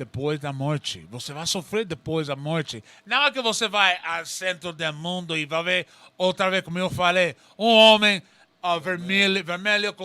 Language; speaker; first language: Portuguese; non-native, learner; Spanish